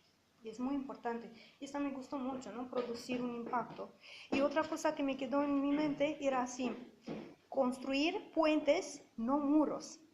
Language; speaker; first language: Spanish; non-native, fluent; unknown